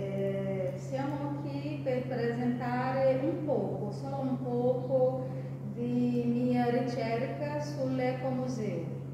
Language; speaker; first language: Italian; non-native, learner; Portuguese